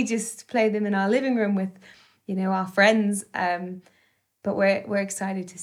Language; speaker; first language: English; native; English